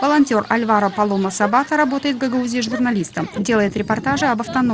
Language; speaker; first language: Russian; native; Russian